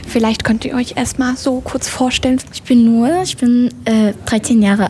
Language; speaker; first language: German; native; German